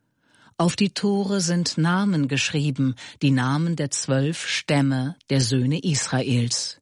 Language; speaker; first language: German; native; German